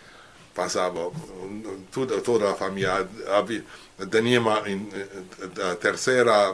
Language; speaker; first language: Spanish; non-native, learner; French